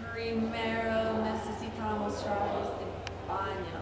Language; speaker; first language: Spanish; non-native, learner; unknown